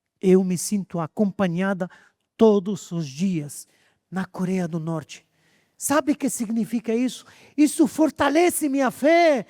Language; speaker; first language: Portuguese; non-native, fluent; Arabic